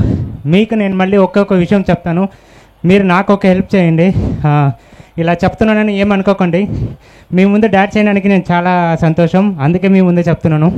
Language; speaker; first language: Telugu; non-native, local second language; Tamil